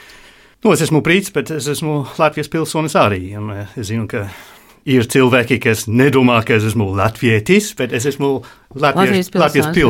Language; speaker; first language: Latvian; non-native, learner; English